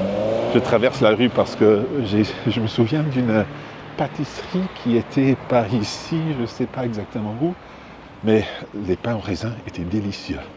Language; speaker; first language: French; non-native, fluent; English